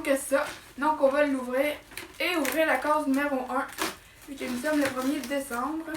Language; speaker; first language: French; native; French